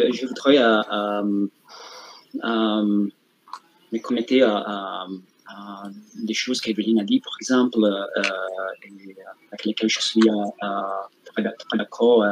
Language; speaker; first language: French; non-native, fluent; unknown